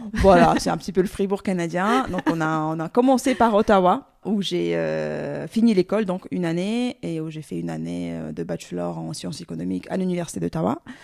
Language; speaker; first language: French; non-native, fluent; Russian